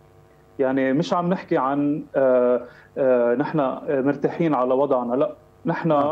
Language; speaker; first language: Arabic; native; Arabic